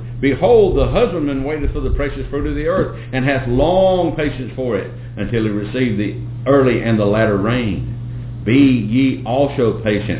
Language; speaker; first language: English; native; English